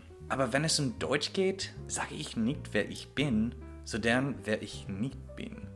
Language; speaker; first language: German; non-native, fluent; English